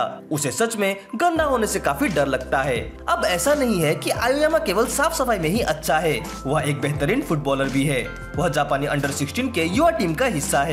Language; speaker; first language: Hindi; native; Hindi